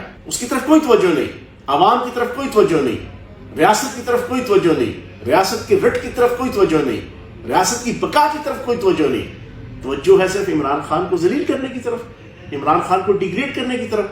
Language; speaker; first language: Urdu; native; Urdu